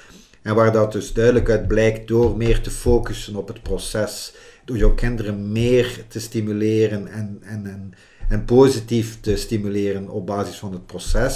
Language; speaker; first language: Dutch; native; Dutch